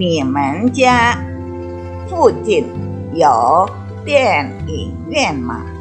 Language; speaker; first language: Chinese; non-native, fluent; Indonesian